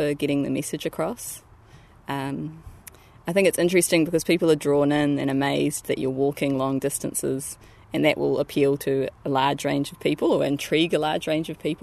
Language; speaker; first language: English; native; English